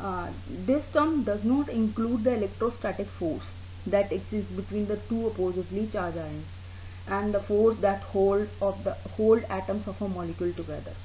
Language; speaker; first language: English; non-native, local second language; Hindi